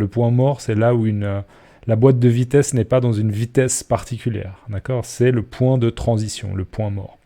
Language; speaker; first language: French; native; French